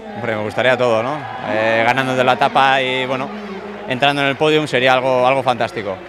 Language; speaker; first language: Spanish; native; Spanish